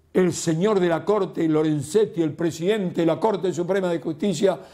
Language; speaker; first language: Spanish; native; Spanish